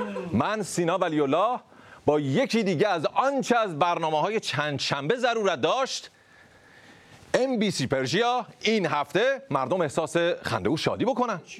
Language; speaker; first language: Persian; native; Persian